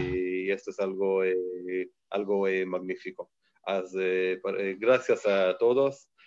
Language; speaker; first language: Spanish; non-native, learner; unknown